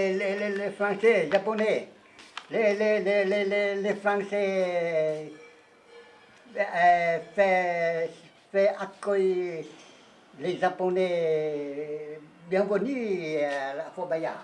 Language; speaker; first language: French; non-native, learner; Chinese